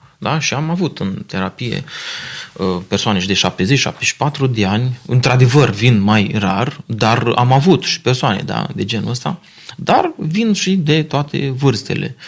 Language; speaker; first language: Romanian; native; Romanian